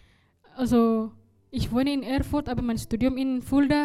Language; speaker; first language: German; non-native, learner; Indonesian